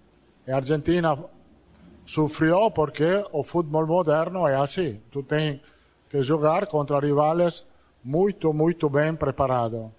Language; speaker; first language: Portuguese; non-native, fluent; Italian